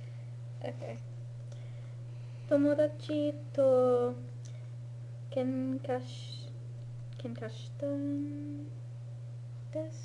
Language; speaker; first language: Japanese; non-native, learner; English